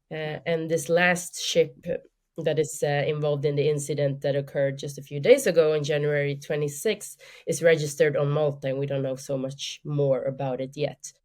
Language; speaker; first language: English; non-native, fluent; Swedish